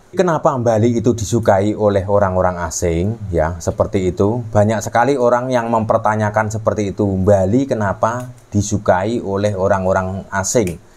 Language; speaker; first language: Indonesian; native; Indonesian